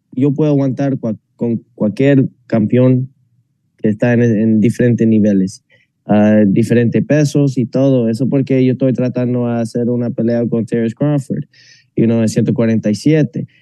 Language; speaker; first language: Spanish; non-native, fluent; English